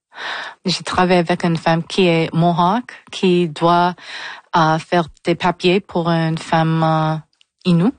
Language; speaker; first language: French; non-native, local second language; English